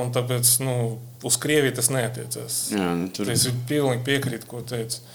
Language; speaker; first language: Latvian; non-native, local second language; Russian